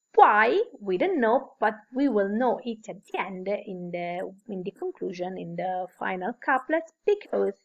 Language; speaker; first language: English; non-native, fluent; Italian